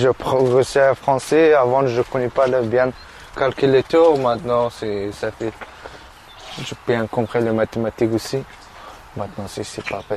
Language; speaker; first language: French; non-native, learner; Persian